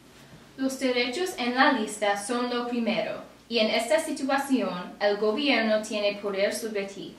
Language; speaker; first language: Spanish; non-native, learner; English